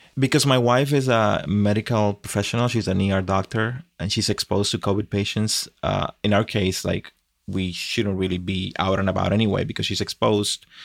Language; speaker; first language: English; non-native, fluent; Spanish